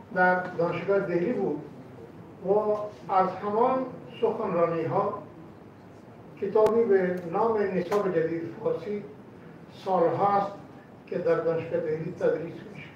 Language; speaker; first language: Persian; non-native, fluent; Hindi